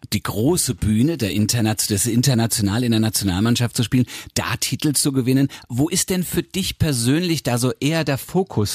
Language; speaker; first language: German; native; German